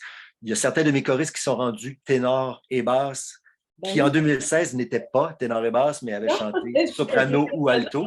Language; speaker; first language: French; native; French